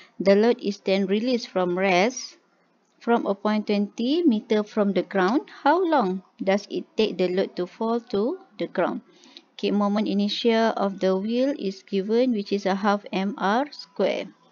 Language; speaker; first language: English; non-native, local second language; Malay